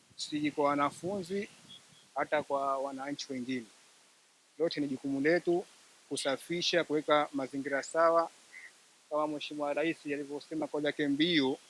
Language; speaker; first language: Swahili; native; Swahili